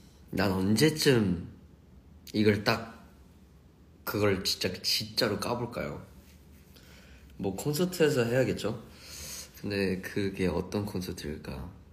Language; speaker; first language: Korean; early bilingual, other home language; English